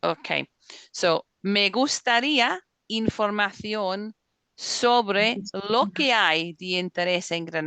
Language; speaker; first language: Spanish; non-native, fluent; English